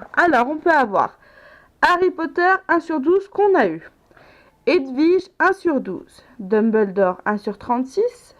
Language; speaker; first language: French; native; French